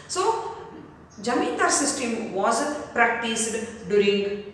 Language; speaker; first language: English; non-native, local second language; Kannada